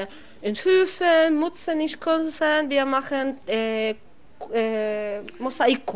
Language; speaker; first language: German; non-native, learner; Spanish